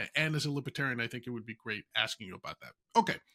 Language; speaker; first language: English; native; English